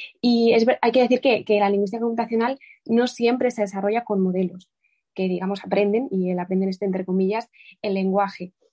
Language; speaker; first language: Spanish; native; Spanish